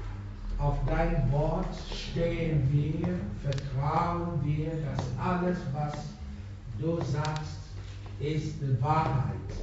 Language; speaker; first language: German; non-native, fluent; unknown